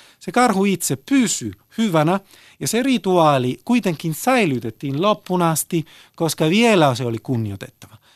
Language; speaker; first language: Finnish; early bilingual, heritage; Italian